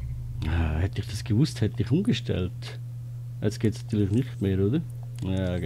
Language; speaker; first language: German; native; German